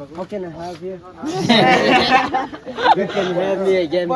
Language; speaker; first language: English; non-native, learner; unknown